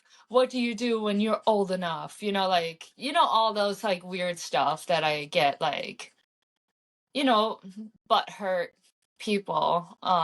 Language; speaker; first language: English; early bilingual, heritage; English